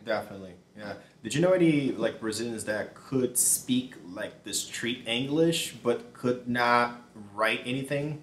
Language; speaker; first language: English; non-native, fluent; Portuguese